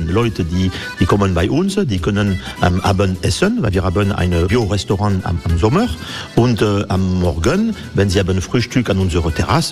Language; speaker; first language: German; non-native, learner; French